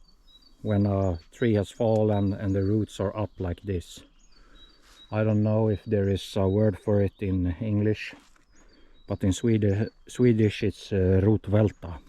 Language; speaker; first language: English; non-native, fluent; Swedish